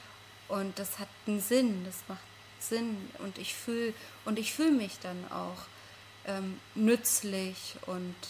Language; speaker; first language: German; non-native, fluent; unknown